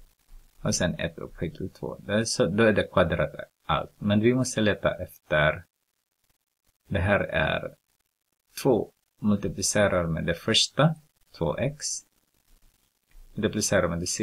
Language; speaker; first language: Swedish; non-native, fluent; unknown